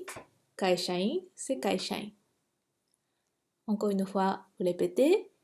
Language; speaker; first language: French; non-native, fluent; Japanese